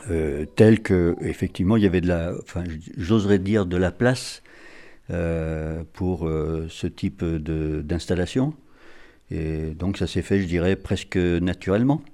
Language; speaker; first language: French; native; French